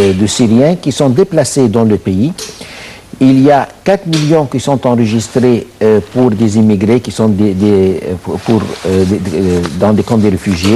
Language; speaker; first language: French; non-native, fluent; Arabic